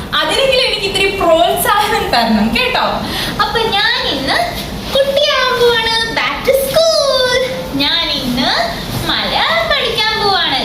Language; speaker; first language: Malayalam; early bilingual, heritage; Malayalam